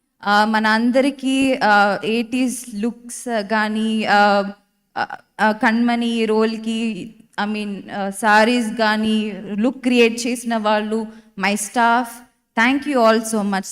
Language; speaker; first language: Telugu; non-native, fluent; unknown